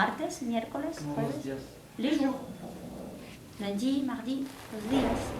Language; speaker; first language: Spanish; non-native, fluent; French